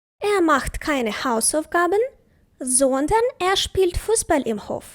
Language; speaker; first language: German; non-native, fluent; Ukrainian